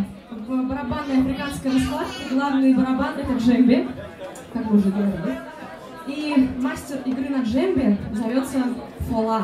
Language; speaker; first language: Russian; native; Russian